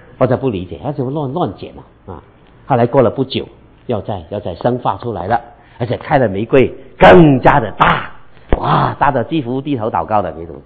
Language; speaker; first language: Chinese; non-native, local second language; Cantonese